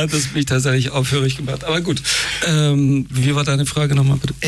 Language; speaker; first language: German; early bilingual, other home language; Persian